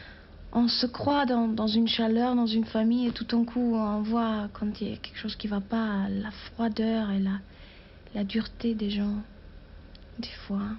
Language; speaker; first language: French; non-native, fluent; German